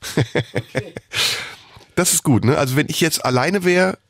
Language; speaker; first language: German; early bilingual, other home language; Turkish